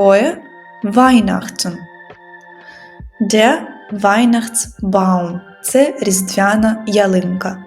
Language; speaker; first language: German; non-native, fluent; Ukrainian